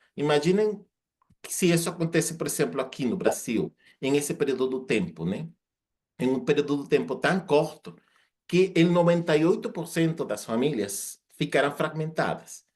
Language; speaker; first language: Portuguese; non-native, fluent; Spanish